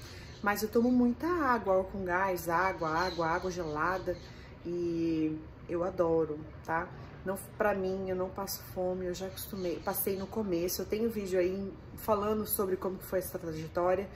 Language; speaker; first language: Portuguese; native; Portuguese